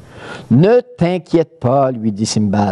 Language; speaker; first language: French; native; French